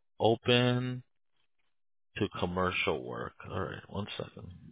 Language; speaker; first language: English; early bilingual, other home language; Spanish